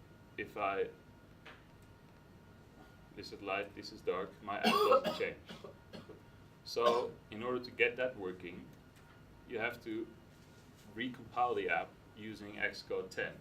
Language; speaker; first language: English; non-native, fluent; Dutch